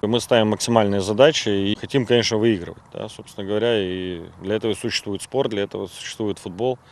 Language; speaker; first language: Russian; native; Russian